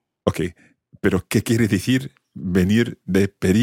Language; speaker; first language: Spanish; non-native, fluent; English